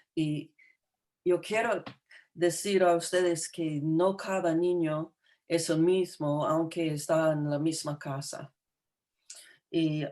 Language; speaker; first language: Spanish; non-native, fluent; English